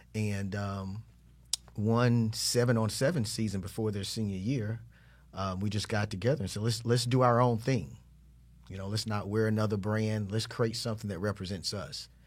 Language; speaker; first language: English; native; English